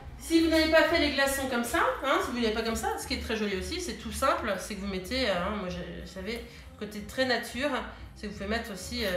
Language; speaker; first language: French; early bilingual, heritage; French